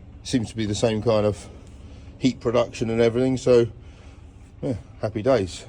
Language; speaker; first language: English; native; English